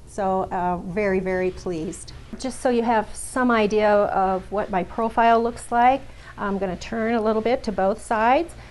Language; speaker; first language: English; native; English